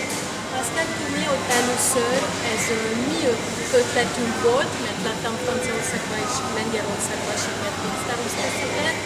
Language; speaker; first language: Hungarian; non-native, learner; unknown